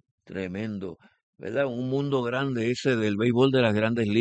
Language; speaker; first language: Spanish; native; Spanish